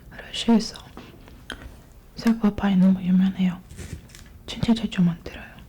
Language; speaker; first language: Korean; non-native, learner; Russian